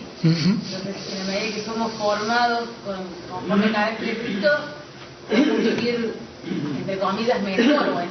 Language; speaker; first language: Spanish; native; Spanish